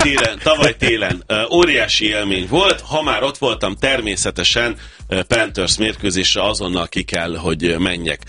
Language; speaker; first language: Hungarian; native; Hungarian